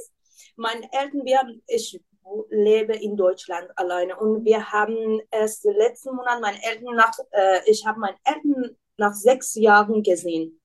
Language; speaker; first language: German; non-native, learner; Persian